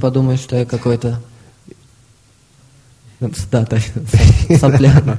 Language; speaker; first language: Russian; native; Russian